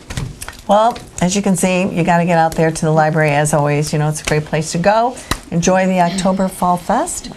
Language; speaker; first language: English; native; English